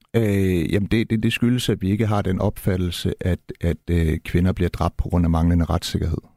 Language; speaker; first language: Danish; native; Danish